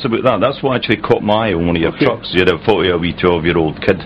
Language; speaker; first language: English; native; English